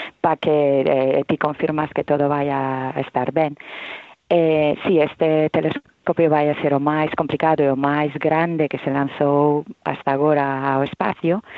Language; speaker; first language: Galician; non-native, local second language; Spanish